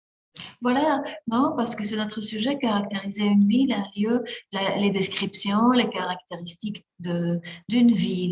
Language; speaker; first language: French; non-native, fluent; Spanish